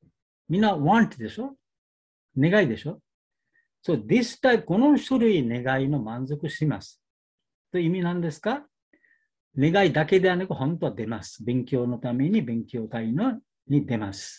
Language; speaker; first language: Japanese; non-native, learner; Bangla